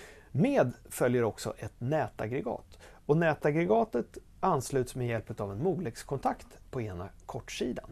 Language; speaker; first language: Swedish; native; Swedish